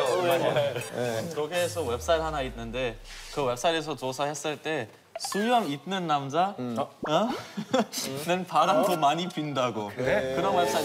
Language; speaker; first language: Korean; non-native, fluent; German